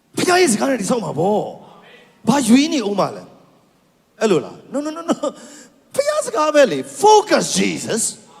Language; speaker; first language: Burmese; non-native, local second language; Kachin